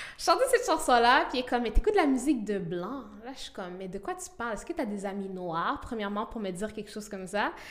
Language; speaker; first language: French; early bilingual, other home language; Rundi